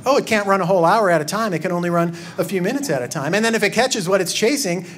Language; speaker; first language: English; native; English